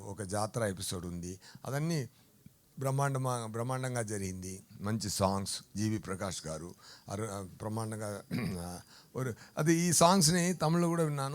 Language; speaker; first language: Telugu; non-native, learner; Tamil